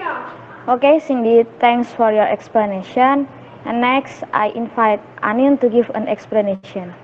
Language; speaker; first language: English; non-native, learner; Indonesian